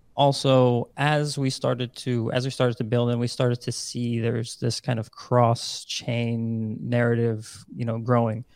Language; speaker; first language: English; non-native, fluent; Dutch